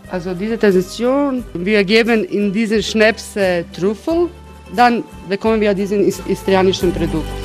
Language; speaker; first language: German; non-native, learner; Croatian